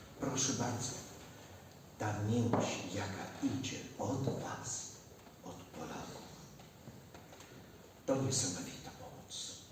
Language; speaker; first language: Polish; non-native, learner; Ukrainian